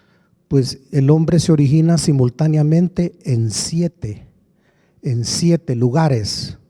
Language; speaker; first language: Spanish; native; Spanish